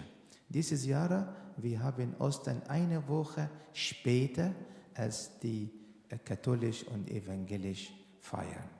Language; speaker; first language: German; non-native, learner; Arabic